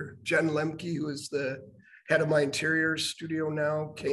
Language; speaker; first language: English; native; English